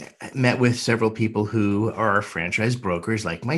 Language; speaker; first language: English; native; English